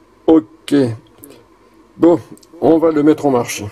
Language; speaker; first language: French; native; French